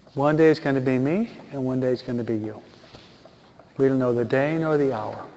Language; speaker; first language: English; native; English